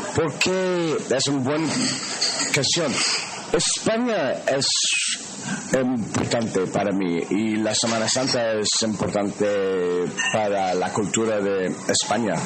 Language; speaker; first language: Spanish; non-native, learner; English